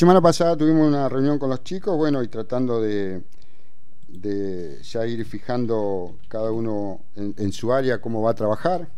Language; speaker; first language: Spanish; native; Spanish